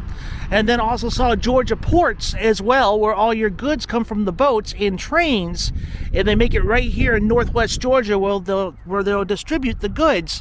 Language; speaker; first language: English; native; English